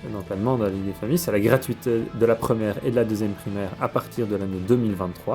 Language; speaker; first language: French; native; French